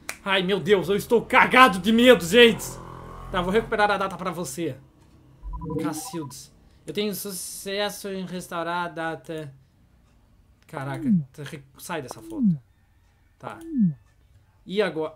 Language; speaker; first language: Portuguese; native; Portuguese